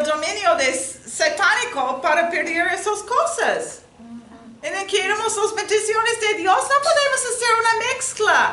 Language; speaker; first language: Spanish; non-native, learner; English